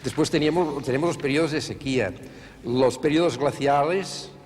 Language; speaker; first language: Spanish; non-native, local second language; Catalan